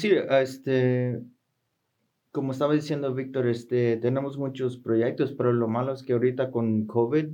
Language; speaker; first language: Spanish; early bilingual, heritage; Spanish